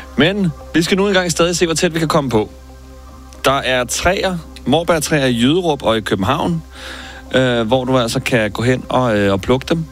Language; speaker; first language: Danish; native; Danish